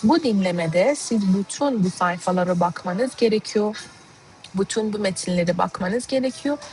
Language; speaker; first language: Turkish; non-native, fluent; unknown